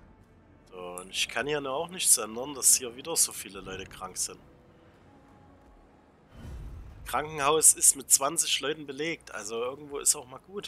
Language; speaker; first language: German; native; German